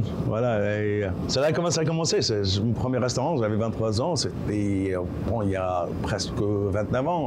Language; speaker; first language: French; non-native, local second language; Arabic